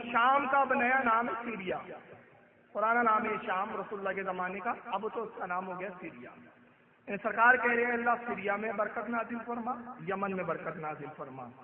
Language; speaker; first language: Urdu; native; Urdu